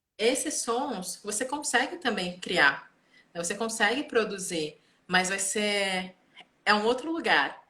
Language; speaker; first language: Portuguese; native; Portuguese